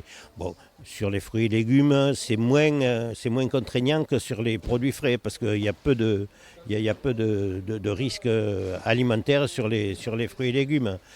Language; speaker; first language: French; native; French